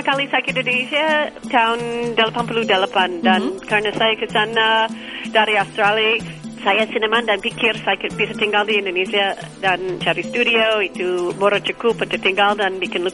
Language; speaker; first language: Indonesian; non-native, learner; English